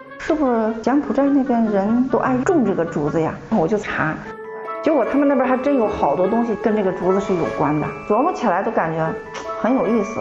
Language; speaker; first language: Chinese; native; Chinese